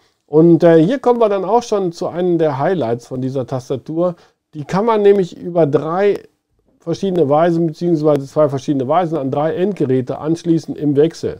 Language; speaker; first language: German; native; German